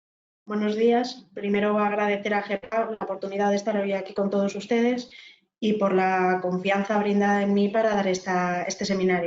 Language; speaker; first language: Spanish; native; Spanish